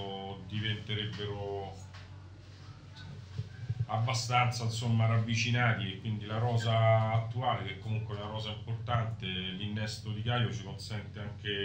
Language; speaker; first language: Italian; native; Italian